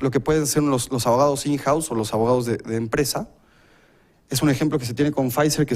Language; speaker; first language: Spanish; native; Spanish